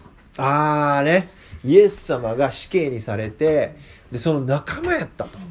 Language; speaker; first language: Japanese; native; Japanese